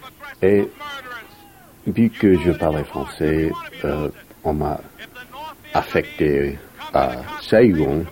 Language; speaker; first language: French; non-native, fluent; English